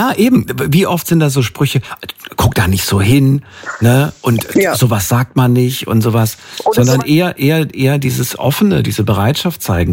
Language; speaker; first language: German; native; German